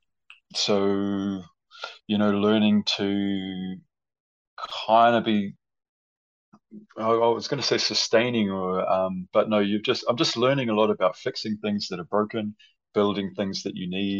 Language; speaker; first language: English; native; English